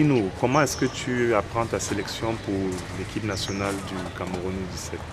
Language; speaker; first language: French; native; French